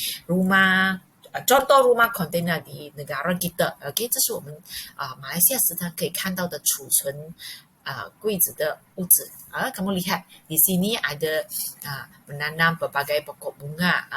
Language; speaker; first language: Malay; non-native, local second language; Chinese